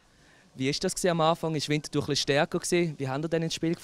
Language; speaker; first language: German; native; German